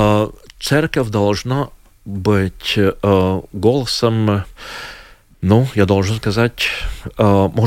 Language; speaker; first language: Russian; non-native, local second language; Latvian